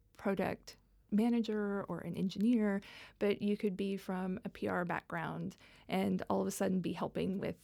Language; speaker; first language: English; native; English